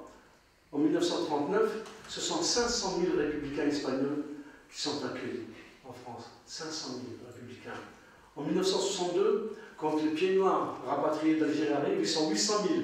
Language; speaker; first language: French; non-native, local second language; Arabic